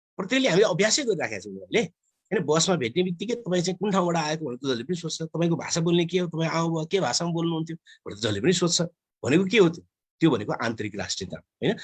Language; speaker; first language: Nepali; native; Nepali